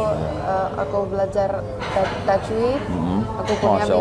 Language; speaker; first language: Indonesian; non-native, fluent; Finnish